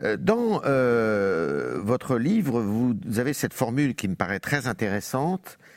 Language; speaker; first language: French; native; French